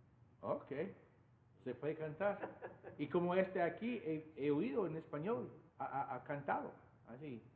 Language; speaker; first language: Spanish; non-native, fluent; English